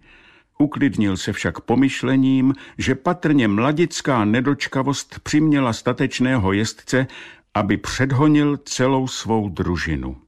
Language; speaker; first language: Czech; native; Czech